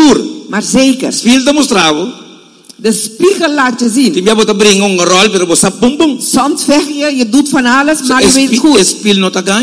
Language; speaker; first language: Dutch; non-native, fluent; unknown